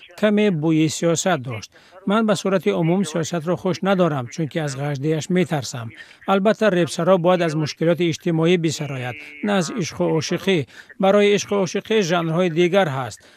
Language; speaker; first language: Tajik; non-native, local second language; Shughni